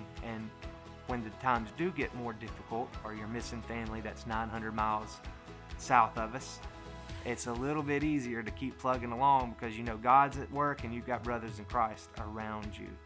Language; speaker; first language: English; native; English